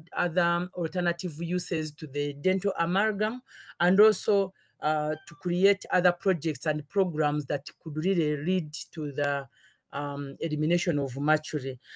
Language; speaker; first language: English; non-native, local second language; Ganda